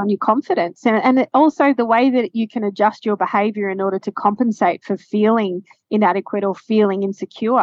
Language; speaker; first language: English; native; English